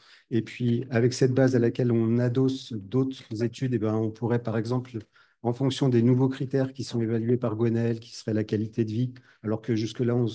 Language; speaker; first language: French; native; French